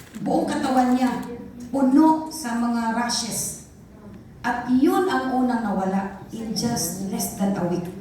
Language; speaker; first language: Filipino; non-native, local second language; Cebuano